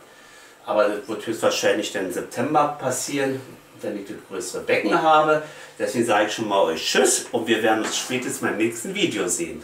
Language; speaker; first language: German; native; German